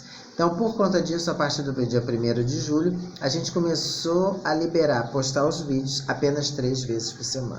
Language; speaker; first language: Portuguese; native; Portuguese